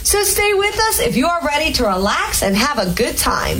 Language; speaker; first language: English; native; English